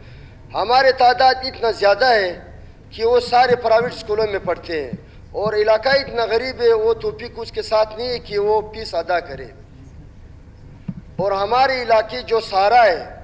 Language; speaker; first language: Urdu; non-native, local second language; Pashto